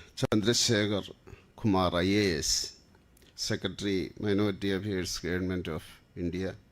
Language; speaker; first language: English; non-native, local second language; Malayalam